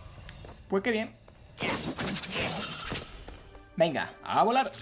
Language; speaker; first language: Spanish; native; Spanish